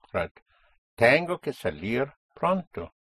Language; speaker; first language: Spanish; non-native, fluent; English